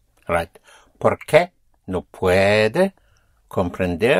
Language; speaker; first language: Spanish; non-native, fluent; English